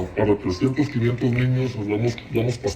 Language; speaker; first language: Spanish; native; Spanish